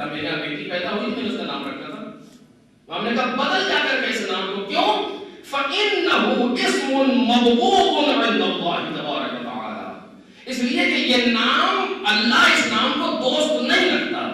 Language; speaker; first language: Urdu; native; Urdu